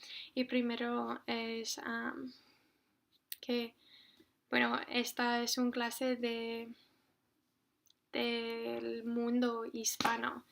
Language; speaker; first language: Spanish; non-native, fluent; English